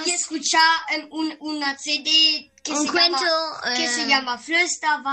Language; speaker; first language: Spanish; early bilingual, heritage; Spanish